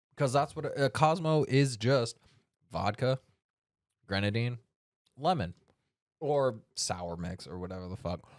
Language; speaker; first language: English; native; English